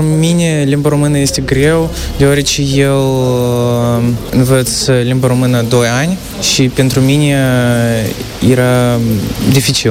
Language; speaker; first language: Romanian; non-native, learner; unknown